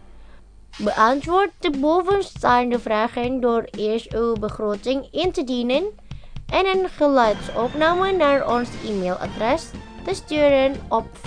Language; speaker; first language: Dutch; non-native, learner; Indonesian